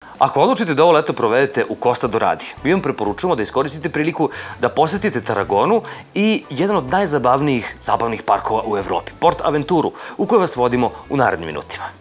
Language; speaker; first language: Serbian; native; Serbian